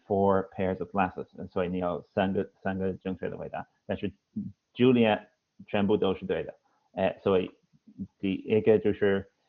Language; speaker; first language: Chinese; non-native, fluent; English